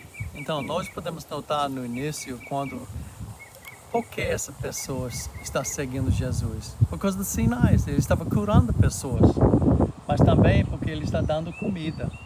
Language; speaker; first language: Portuguese; non-native, fluent; English